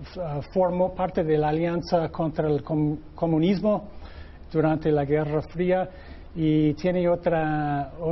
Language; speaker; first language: Spanish; non-native, fluent; English